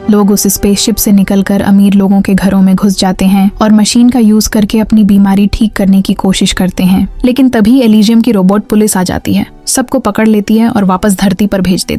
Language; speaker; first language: Hindi; native; Hindi